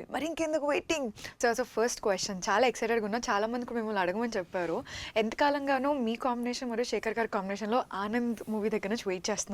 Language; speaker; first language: Telugu; native; Telugu